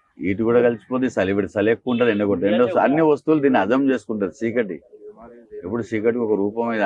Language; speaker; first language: Telugu; native; Telugu